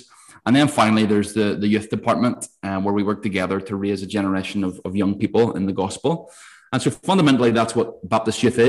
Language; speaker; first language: English; native; English